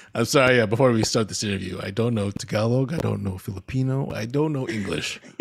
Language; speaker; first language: English; early bilingual, other home language; Filipino